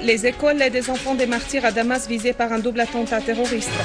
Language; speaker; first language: French; non-native, fluent; Arabic